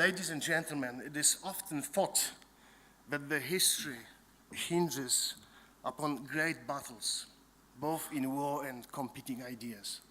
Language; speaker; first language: English; non-native, fluent; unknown